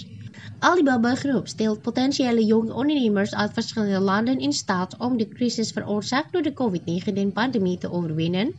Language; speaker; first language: Dutch; non-native, fluent; Indonesian